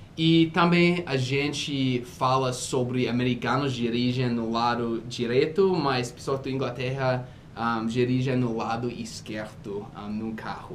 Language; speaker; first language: Portuguese; non-native, fluent; English